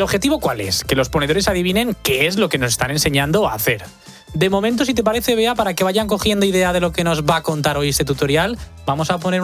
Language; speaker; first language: Spanish; native; Spanish